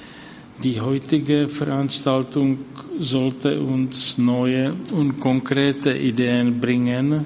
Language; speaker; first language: German; non-native, fluent; Czech